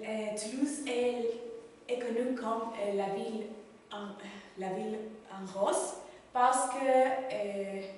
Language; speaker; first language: French; non-native, learner; Spanish